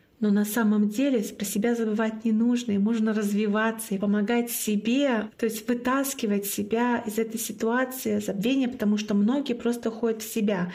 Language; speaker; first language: Russian; non-native, local second language; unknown